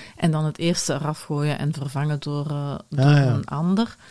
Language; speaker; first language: Dutch; native; Dutch